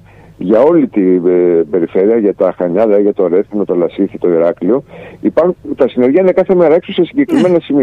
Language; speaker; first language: Greek; native; Greek